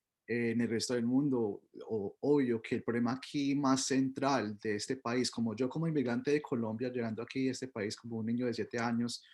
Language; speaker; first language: Spanish; early bilingual, heritage; Spanish